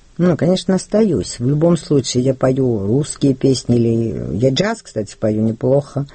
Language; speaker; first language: Russian; non-native, local second language; Georgian